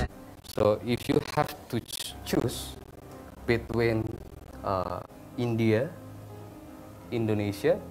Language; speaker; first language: English; non-native, learner; Indonesian